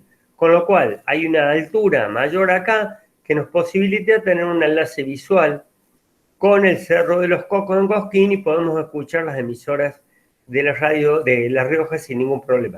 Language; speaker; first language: Spanish; native; Spanish